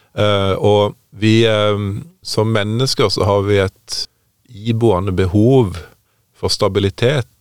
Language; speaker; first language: Norwegian; native; Norwegian